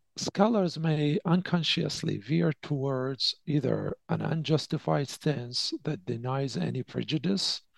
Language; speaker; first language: English; non-native, fluent; Arabic